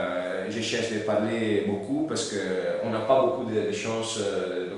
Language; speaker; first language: French; non-native, learner; Italian